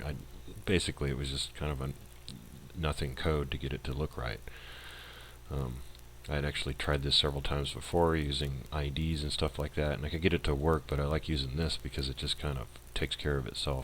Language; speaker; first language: English; native; English